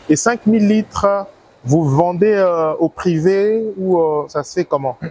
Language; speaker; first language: French; non-native, learner; English